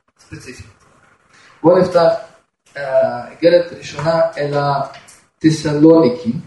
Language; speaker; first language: Hebrew; non-native, fluent; Russian